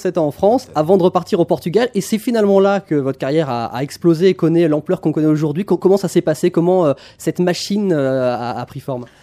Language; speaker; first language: French; native; French